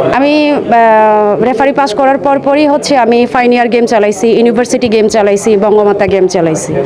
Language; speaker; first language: Bangla; non-native, local second language; Chakma